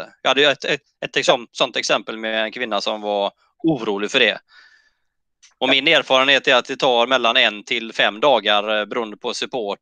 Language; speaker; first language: Swedish; native; Swedish